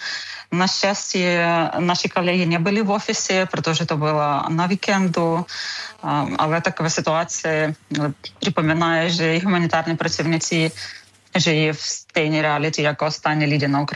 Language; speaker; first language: Czech; non-native, learner; Ukrainian